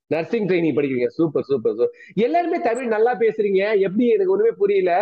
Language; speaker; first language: Tamil; native; Tamil